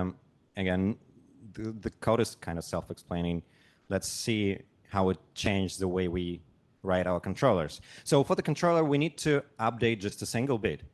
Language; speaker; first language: English; non-native, fluent; Russian